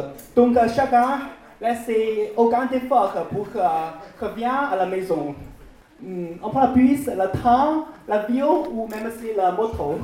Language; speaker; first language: French; non-native, learner; Chinese